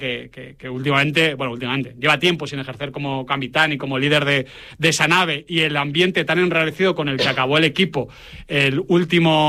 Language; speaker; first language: Spanish; native; Spanish